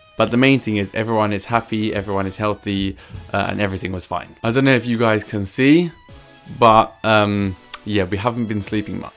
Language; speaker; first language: English; native; English